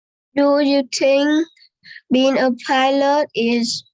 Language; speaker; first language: English; non-native, learner; Vietnamese